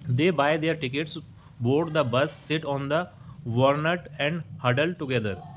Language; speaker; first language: Hindi; native; Hindi